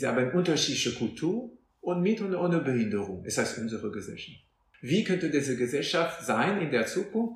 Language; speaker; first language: German; non-native, fluent; French